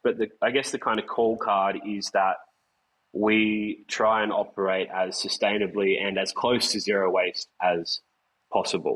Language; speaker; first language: English; native; English